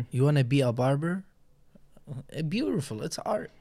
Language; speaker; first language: English; non-native, learner; Arabic